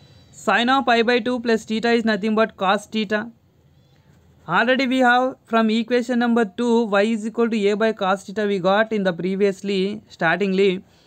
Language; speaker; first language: English; non-native, local second language; Telugu